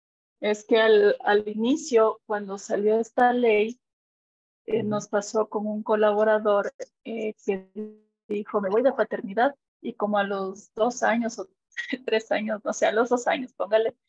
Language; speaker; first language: Spanish; native; Spanish